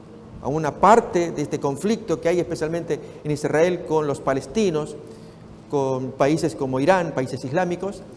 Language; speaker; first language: Spanish; native; Spanish